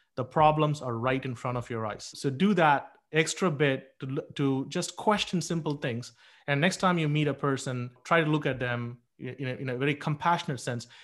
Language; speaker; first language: English; non-native, local second language; Tamil